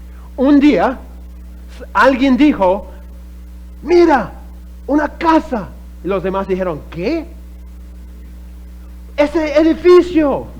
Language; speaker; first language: Spanish; non-native, fluent; English